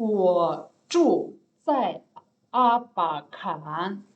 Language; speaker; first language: Chinese; non-native, learner; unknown